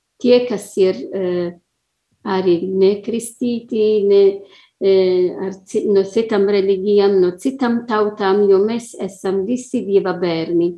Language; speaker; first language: Latvian; non-native, learner; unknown